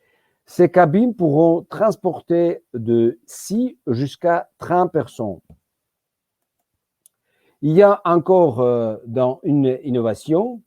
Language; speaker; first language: French; non-native, fluent; Georgian